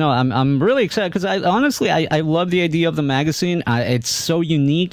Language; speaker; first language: English; native; English